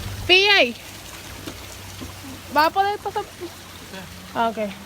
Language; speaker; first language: Spanish; early bilingual, heritage; Spanish